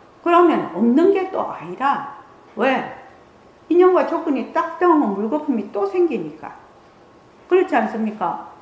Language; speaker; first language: Korean; native; Korean